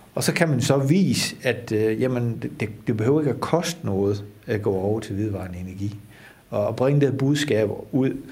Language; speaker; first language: Danish; non-native, fluent; Dutch